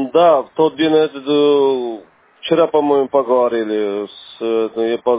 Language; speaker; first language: Russian; non-native, learner; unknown